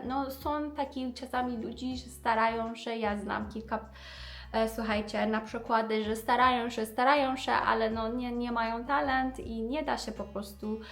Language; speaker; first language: Polish; non-native, fluent; Persian